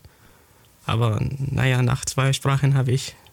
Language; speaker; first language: German; non-native, fluent; Arabic